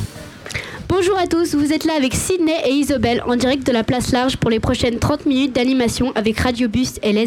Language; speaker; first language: French; native; French